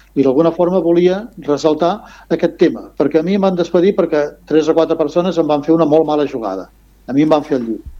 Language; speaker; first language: Catalan; non-native, local second language; Spanish